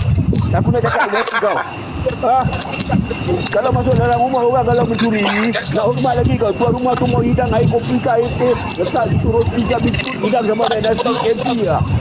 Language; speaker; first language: Malay; native; Malay